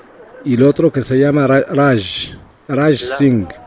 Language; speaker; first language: Spanish; non-native, learner; Arabic